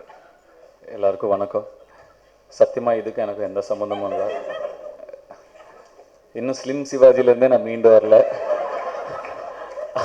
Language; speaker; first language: Tamil; native; Tamil